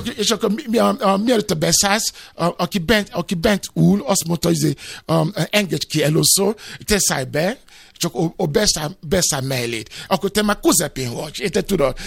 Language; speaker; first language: Hungarian; non-native, learner; Yoruba